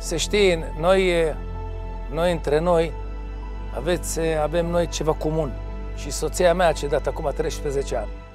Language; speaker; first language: Romanian; non-native, fluent; Hebrew